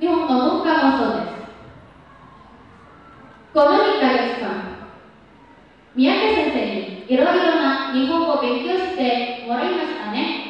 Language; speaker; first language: Japanese; non-native, learner; Indonesian